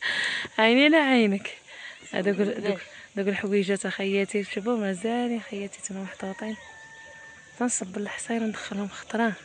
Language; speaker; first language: Arabic; native; Arabic